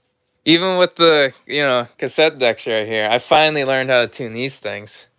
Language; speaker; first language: English; native; English